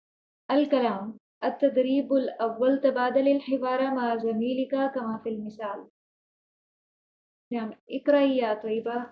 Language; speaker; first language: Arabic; non-native, fluent; Urdu